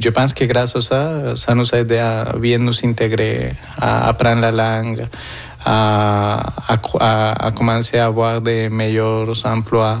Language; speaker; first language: French; non-native, fluent; Spanish